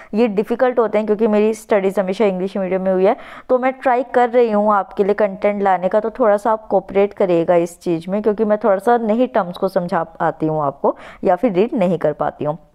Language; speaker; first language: Hindi; native; Hindi